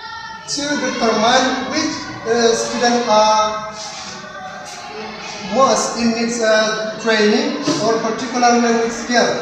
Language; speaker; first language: English; non-native, learner; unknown